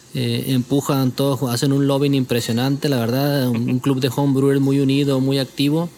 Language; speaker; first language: Spanish; native; Spanish